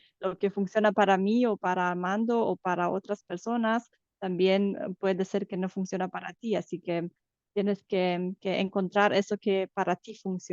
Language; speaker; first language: Spanish; non-native, fluent; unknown